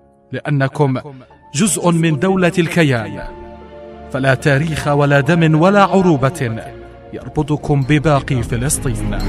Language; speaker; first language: Arabic; native; Arabic